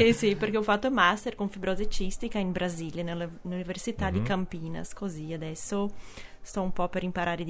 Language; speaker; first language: Italian; non-native, learner; Portuguese